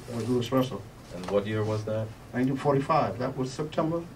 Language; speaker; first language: English; native; English